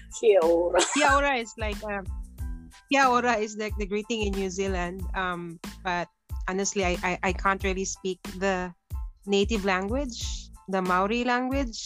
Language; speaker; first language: English; non-native, local second language; Cebuano